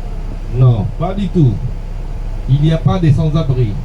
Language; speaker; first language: French; non-native, fluent; Vietnamese